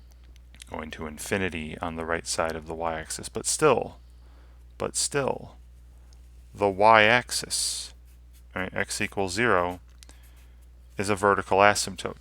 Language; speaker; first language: English; native; English